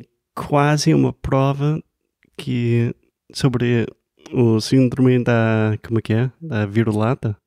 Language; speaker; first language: Portuguese; non-native, fluent; English